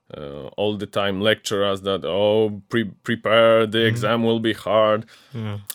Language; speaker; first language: English; non-native, fluent; Polish